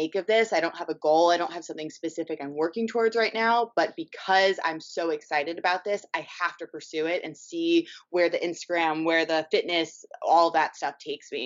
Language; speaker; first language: English; native; English